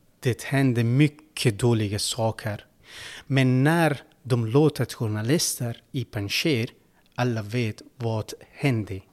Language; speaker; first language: Swedish; non-native, learner; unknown